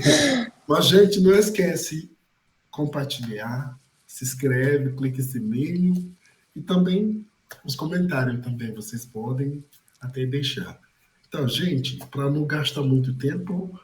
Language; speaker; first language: Portuguese; non-native, fluent; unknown